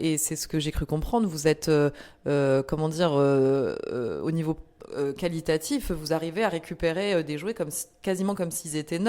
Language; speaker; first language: French; native; French